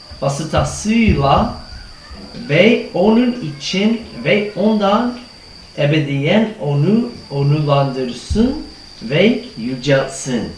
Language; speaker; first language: Turkish; non-native, fluent; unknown